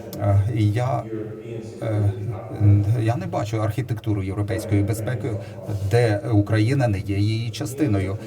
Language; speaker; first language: Ukrainian; non-native, learner; Lithuanian